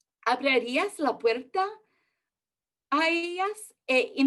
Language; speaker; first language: Spanish; early bilingual, heritage; English